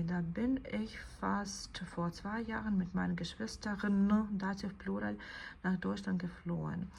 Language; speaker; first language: German; non-native, fluent; Ukrainian